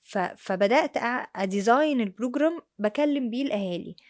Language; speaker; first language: Arabic; native; Arabic